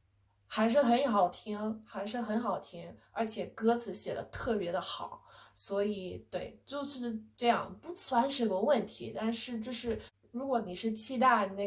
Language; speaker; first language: Chinese; non-native, fluent; English